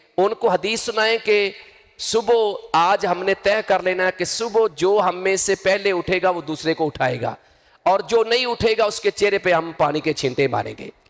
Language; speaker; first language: Urdu; non-native, local second language; Punjabi